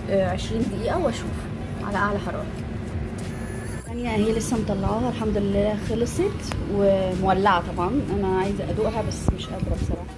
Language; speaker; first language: Arabic; native; Arabic